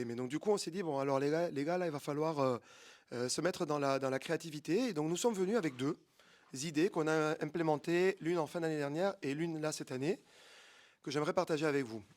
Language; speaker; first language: French; native; French